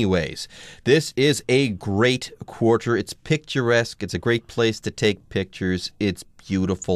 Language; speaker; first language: English; native; English